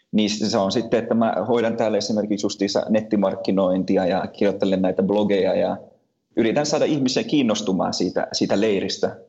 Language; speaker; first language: Finnish; early bilingual, heritage; Finnish